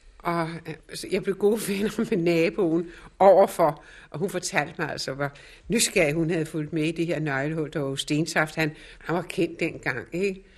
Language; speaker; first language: Danish; native; Danish